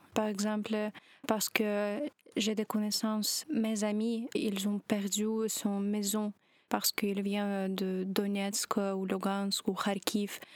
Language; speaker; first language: French; non-native, learner; Ukrainian